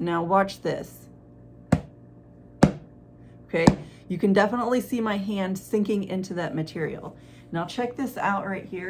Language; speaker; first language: English; native; English